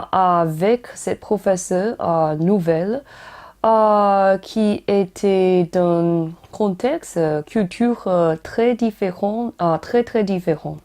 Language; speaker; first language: French; non-native, learner; Chinese